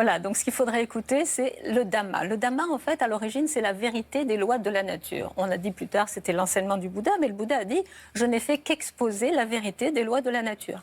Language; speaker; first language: French; native; French